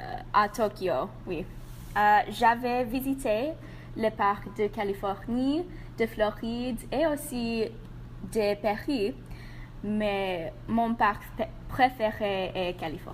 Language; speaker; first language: French; non-native, learner; English